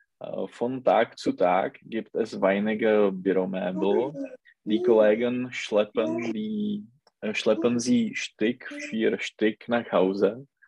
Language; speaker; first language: German; non-native, learner; Czech